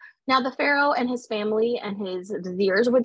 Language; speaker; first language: English; native; English